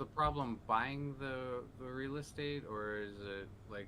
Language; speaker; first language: English; native; English